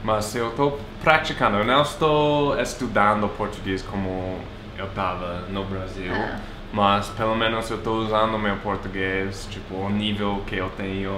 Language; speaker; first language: Portuguese; non-native, fluent; English